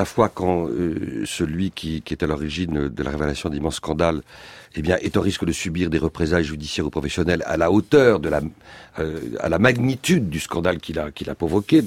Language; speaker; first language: French; native; French